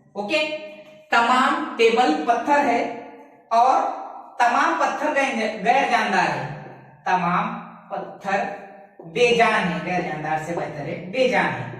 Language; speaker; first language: Hindi; native; Hindi